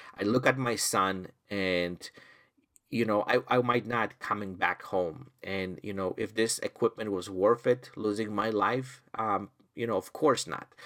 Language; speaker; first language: English; non-native, fluent; Polish